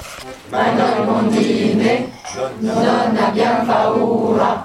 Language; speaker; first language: Italian; non-native, learner; French